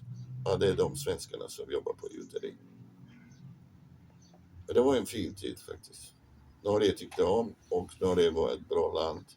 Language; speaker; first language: Swedish; non-native, fluent; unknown